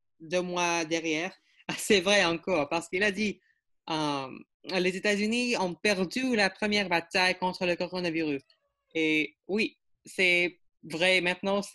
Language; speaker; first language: French; non-native, learner; English